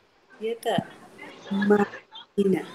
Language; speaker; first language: Russian; non-native, learner; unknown